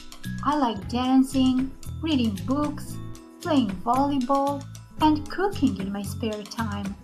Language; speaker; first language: English; non-native, learner; Spanish